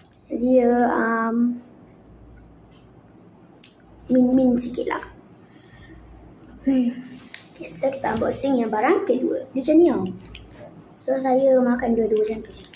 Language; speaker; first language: Malay; native; Malay